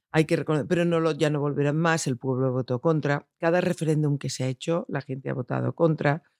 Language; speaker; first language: Spanish; non-native, local second language; Catalan